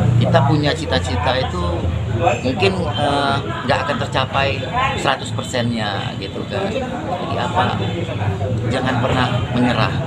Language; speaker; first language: Indonesian; native; Indonesian